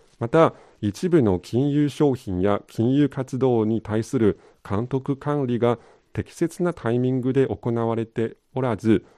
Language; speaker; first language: Japanese; non-native, fluent; Chinese